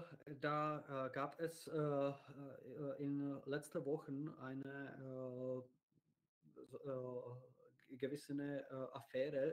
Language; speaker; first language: German; non-native, learner; Czech